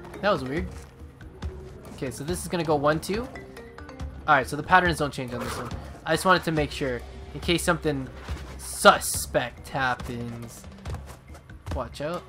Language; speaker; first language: English; native; English